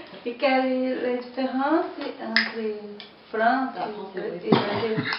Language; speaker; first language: French; non-native, learner; Portuguese